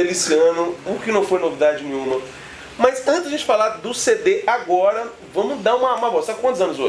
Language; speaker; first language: Portuguese; native; Portuguese